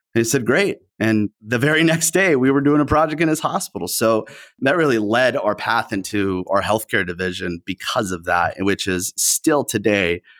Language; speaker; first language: English; early bilingual, other home language; Spanish